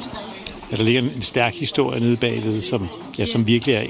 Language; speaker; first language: Danish; native; Danish